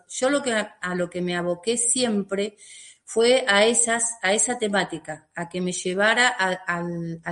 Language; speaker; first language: Spanish; native; Spanish